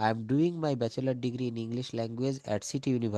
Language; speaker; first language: English; non-native, fluent; Bangla